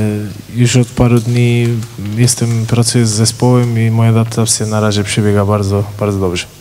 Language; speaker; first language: Polish; non-native, fluent; Portuguese